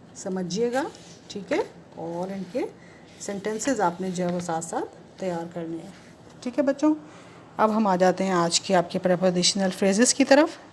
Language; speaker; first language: Urdu; native; Urdu